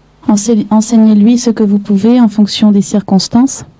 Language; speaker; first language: French; native; French